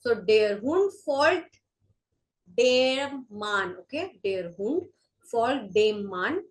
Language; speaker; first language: German; non-native, fluent; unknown